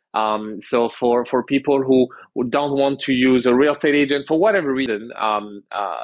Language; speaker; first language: English; early bilingual, other home language; French